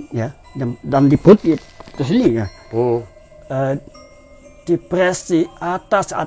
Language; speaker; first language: Indonesian; non-native, learner; Dutch